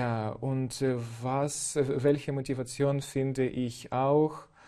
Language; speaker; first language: German; non-native, learner; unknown